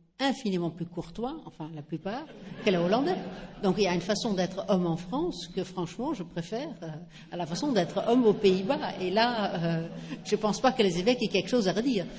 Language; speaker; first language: French; non-native, fluent; Dutch